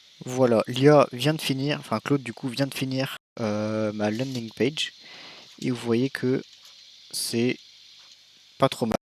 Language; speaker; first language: French; native; French